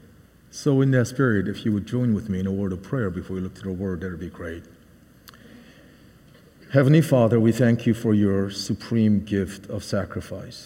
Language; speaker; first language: English; native; English